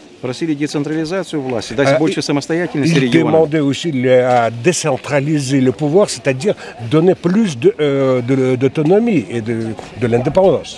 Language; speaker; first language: French; non-native, fluent; Russian